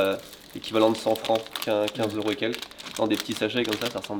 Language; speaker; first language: French; native; French